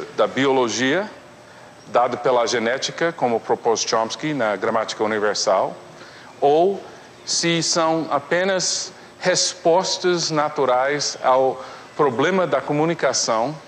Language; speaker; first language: Portuguese; non-native, fluent; English